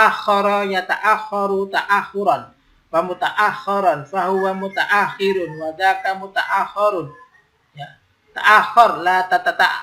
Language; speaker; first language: Arabic; non-native, fluent; Indonesian